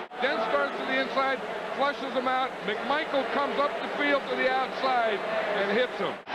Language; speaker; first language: English; native; English